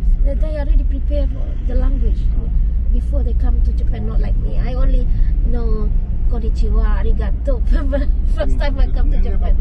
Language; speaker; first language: English; non-native, learner; Indonesian